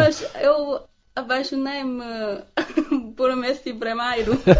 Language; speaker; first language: Portuguese; non-native, learner; Chinese